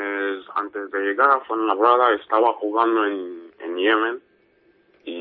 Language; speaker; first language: Spanish; non-native, learner; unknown